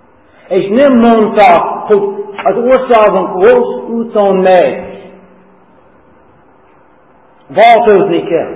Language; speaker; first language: Hungarian; non-native, learner; English